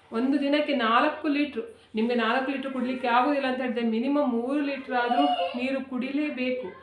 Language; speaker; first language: Kannada; non-native, local second language; Konkani